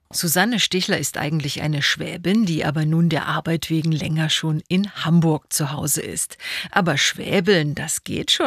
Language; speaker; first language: German; native; German